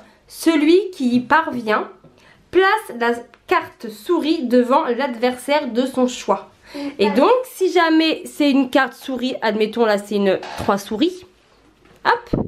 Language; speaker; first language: French; native; French